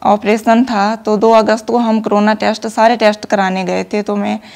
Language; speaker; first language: Hindi; native; Hindi